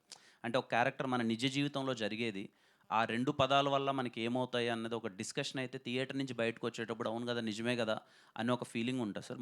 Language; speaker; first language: Telugu; native; Telugu